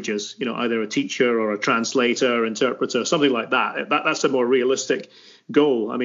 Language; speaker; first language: English; native; English